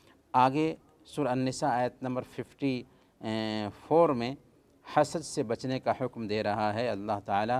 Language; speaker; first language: Urdu; native; Urdu